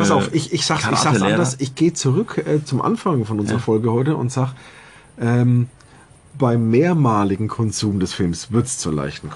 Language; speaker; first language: German; native; German